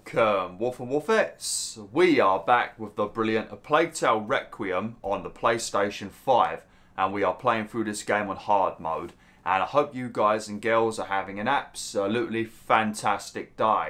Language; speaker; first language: English; native; English